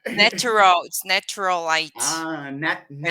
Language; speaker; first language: English; non-native, learner; Portuguese